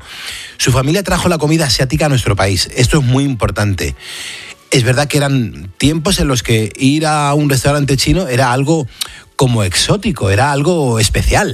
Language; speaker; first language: Spanish; native; Spanish